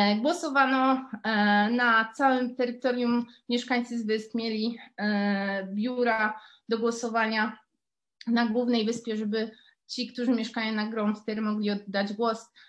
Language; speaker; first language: Polish; native; Polish